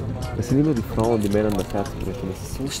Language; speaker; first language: German; early bilingual, other home language; Persian